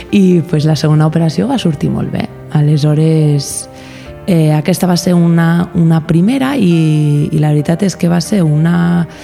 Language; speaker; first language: Catalan; native; Catalan